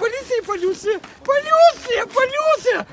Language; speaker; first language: Russian; native; Russian